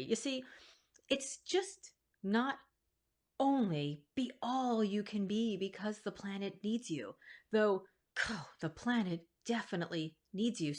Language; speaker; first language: English; native; English